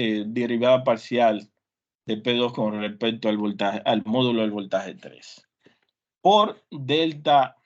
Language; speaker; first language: Spanish; native; Spanish